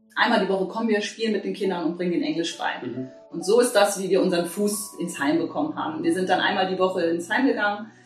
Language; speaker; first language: German; native; German